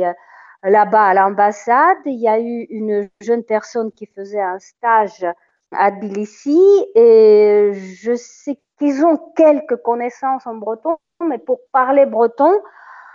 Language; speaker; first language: French; non-native, fluent; Russian